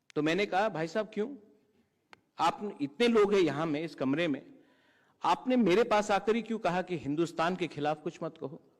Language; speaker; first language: Hindi; non-native, local second language; Kok Borok